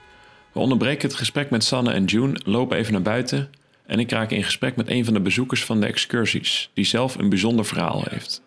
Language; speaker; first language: Dutch; native; Dutch